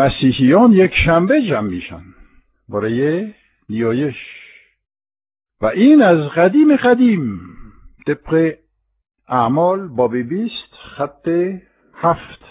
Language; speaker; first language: Persian; non-native, fluent; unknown